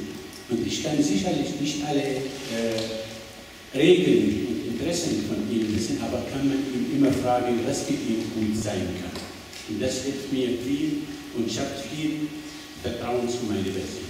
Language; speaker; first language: German; non-native, fluent; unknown